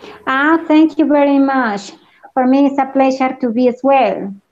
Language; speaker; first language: English; non-native, learner; Spanish